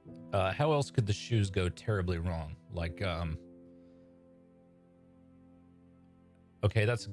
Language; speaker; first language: English; native; English